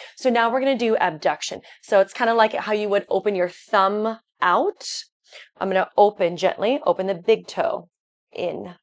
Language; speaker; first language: English; native; English